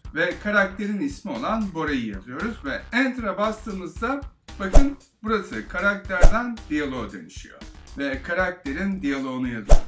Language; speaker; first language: Turkish; native; Turkish